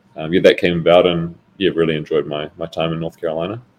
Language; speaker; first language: English; native; English